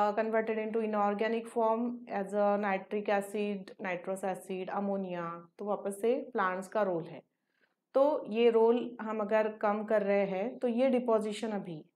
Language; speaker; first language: Hindi; non-native, local second language; Marathi